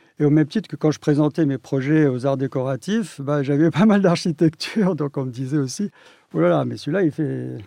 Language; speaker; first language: French; native; French